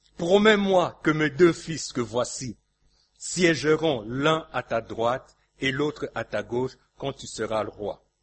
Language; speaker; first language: French; non-native, local second language; Lingala